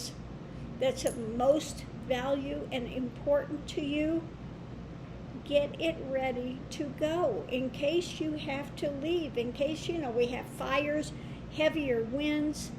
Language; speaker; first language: English; native; English